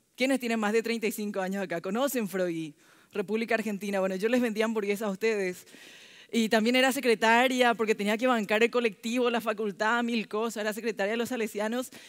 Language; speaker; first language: Spanish; early bilingual, other home language; Korean